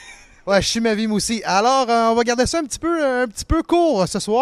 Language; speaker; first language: French; native; French